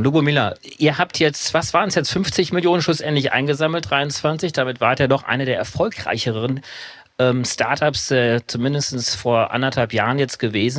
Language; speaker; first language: German; native; German